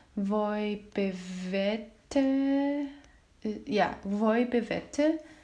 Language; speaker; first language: Italian; non-native, learner; Chinese